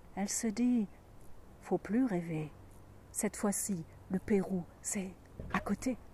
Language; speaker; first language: French; native; French